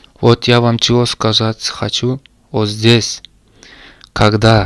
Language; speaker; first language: Russian; non-native, learner; Turkmen